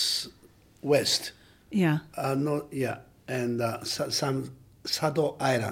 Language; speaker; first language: English; non-native, learner; Japanese